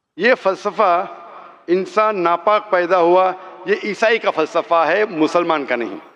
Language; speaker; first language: Urdu; non-native, local second language; Konkani